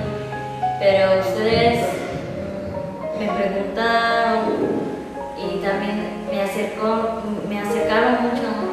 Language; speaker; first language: Spanish; non-native, learner; Japanese